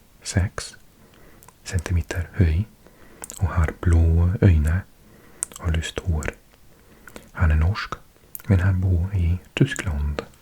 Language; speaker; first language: Swedish; non-native, learner; English